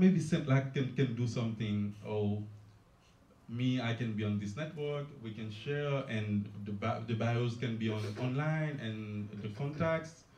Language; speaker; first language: English; non-native, learner; Haitian Creole